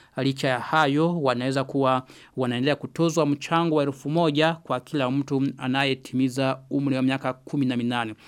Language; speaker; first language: Swahili; non-native, local second language; Rundi